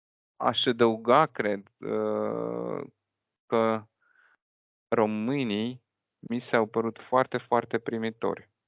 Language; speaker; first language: Romanian; non-native, fluent; Russian